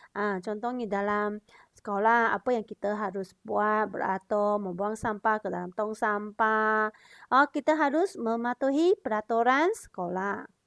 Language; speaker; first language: Malay; non-native, local second language; Chinese